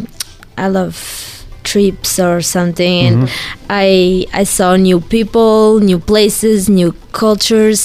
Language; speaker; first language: English; non-native, learner; Portuguese